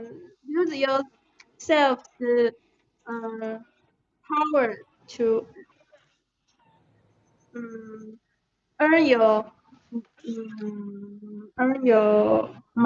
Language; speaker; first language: English; non-native, learner; Chinese